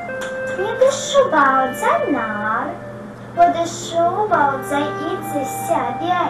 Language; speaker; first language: Chinese; non-native, learner; Russian